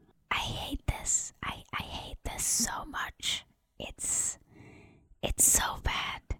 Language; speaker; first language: English; native; English